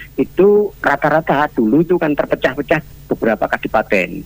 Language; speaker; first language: Indonesian; non-native, local second language; Javanese